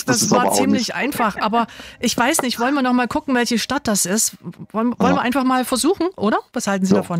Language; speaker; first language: German; native; German